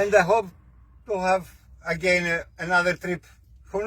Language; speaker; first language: English; non-native, learner; Greek